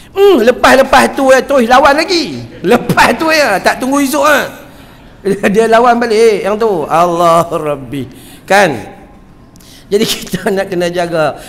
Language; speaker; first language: Malay; native; Malay